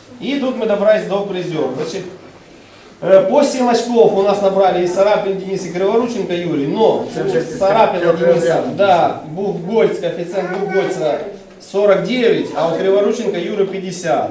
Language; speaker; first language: Russian; non-native, local second language; Ukrainian